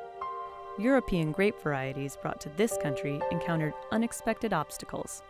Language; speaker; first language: English; native; English